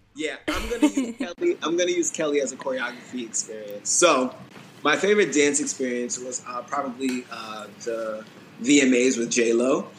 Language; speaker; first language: English; native; English